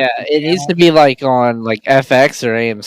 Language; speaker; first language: English; native; English